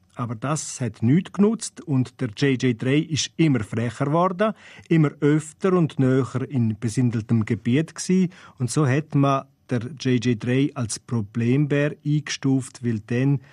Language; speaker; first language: German; non-native, local second language; Romansh